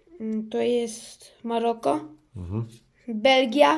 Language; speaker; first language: Polish; early bilingual, heritage; Polish